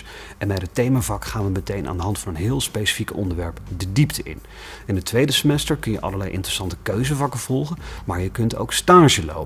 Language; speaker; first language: Dutch; native; Dutch